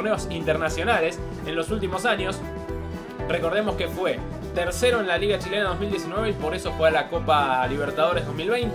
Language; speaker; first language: Spanish; native; Spanish